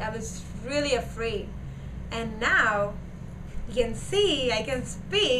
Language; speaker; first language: English; non-native, learner; Gujarati